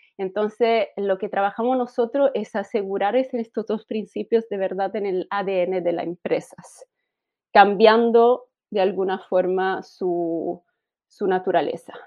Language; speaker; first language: Spanish; non-native, fluent; Italian